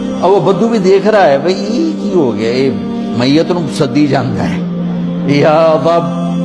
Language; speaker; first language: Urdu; non-native, local second language; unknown